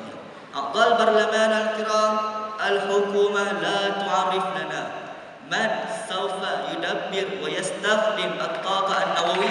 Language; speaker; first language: Arabic; non-native, learner; Malay